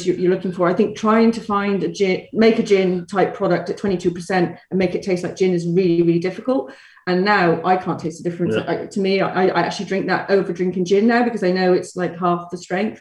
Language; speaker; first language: English; native; English